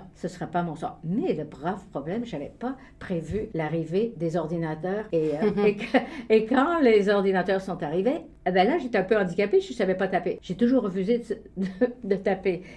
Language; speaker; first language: French; native; French